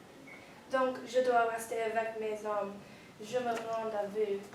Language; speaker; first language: French; non-native, learner; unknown